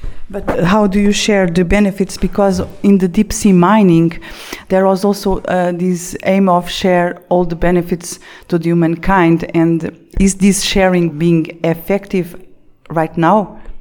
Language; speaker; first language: English; non-native, fluent; Portuguese